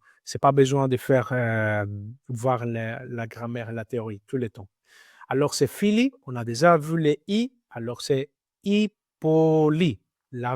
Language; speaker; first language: French; non-native, learner; Greek